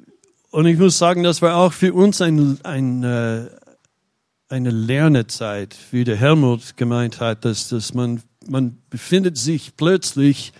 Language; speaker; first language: German; non-native, fluent; English